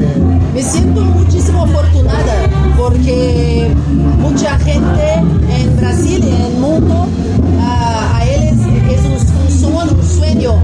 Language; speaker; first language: Spanish; non-native, fluent; Portuguese